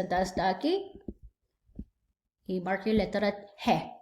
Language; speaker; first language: Spanish; non-native, learner; English